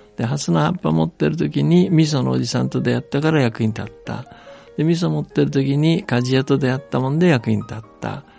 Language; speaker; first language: Japanese; native; Japanese